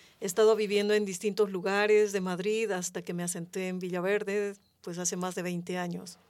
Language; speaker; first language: Spanish; native; Spanish